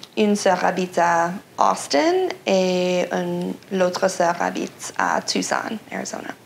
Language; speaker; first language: French; non-native, local second language; English